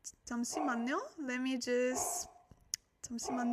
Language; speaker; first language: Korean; non-native, learner; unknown